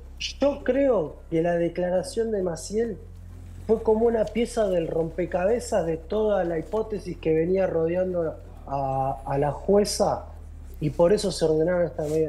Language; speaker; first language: Spanish; native; Spanish